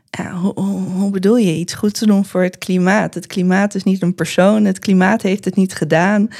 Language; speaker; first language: Dutch; native; Dutch